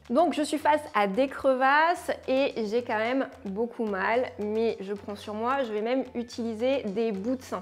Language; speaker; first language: French; native; French